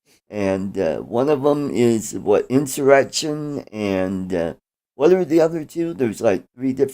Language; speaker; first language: English; native; English